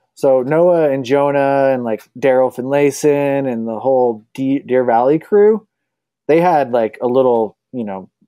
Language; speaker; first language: English; native; English